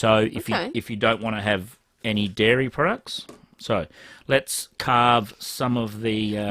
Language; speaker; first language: English; native; English